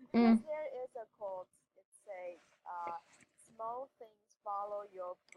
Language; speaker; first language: English; non-native, learner; Chinese